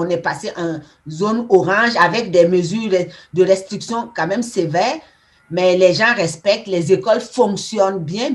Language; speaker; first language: French; non-native, local second language; Mossi